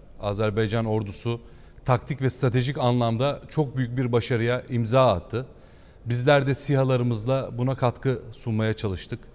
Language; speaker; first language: Turkish; native; Turkish